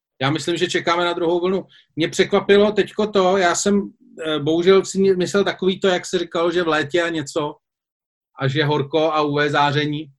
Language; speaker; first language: Czech; native; Czech